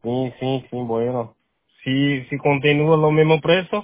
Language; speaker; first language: Spanish; non-native, learner; Portuguese